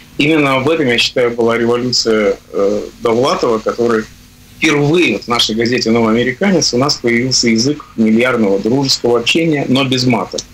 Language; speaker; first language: Russian; native; Russian